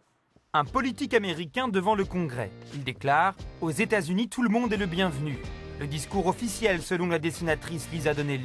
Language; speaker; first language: French; native; French